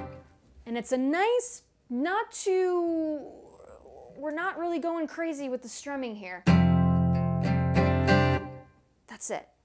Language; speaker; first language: English; native; English